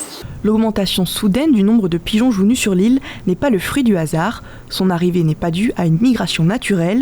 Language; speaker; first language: French; native; French